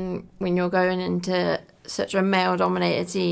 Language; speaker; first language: English; native; English